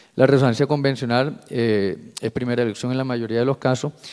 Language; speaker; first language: Spanish; native; Spanish